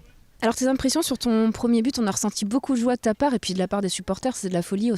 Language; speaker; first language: French; native; French